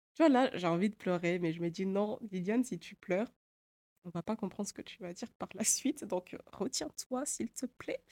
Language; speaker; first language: French; native; French